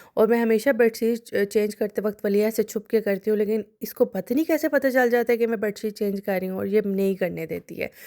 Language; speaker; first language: Urdu; non-native, local second language; Punjabi